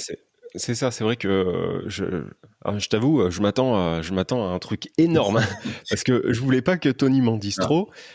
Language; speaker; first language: French; native; French